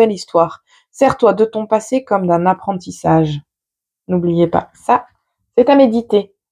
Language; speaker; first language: French; native; French